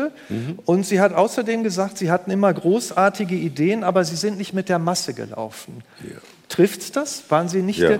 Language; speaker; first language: German; native; German